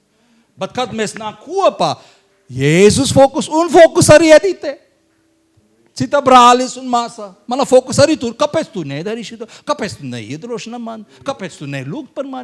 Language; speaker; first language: Latvian; non-native, learner; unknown